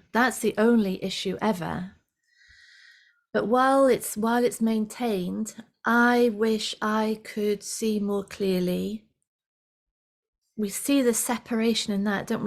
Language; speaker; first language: English; native; English